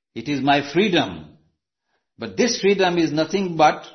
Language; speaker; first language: English; non-native, local second language; Gujarati